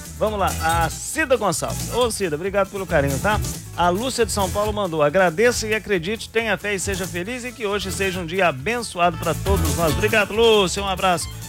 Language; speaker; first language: Portuguese; native; Portuguese